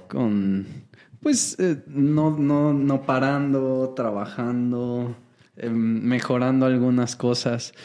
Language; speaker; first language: Spanish; native; Spanish